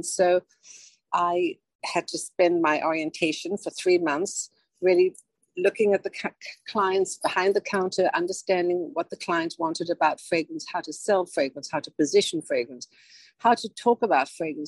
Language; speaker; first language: English; native; English